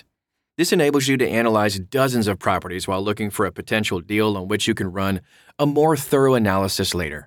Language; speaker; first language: English; native; English